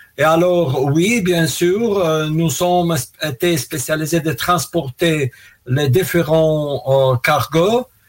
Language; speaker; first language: French; non-native, fluent; Russian